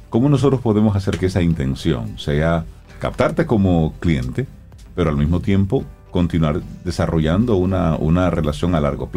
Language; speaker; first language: Spanish; native; Spanish